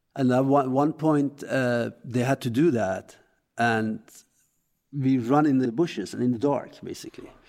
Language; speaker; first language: English; non-native, fluent; Persian